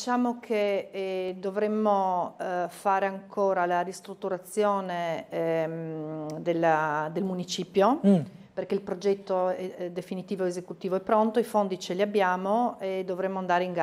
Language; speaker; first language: Italian; native; Italian